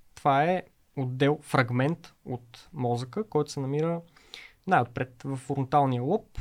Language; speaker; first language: Bulgarian; native; Bulgarian